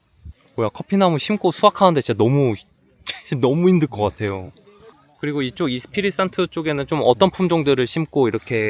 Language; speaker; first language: Korean; native; Korean